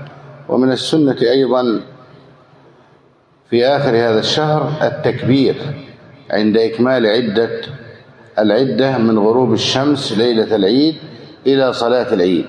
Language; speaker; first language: Arabic; native; Arabic